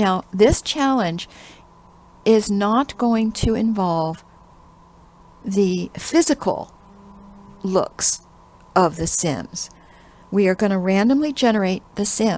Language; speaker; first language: English; native; English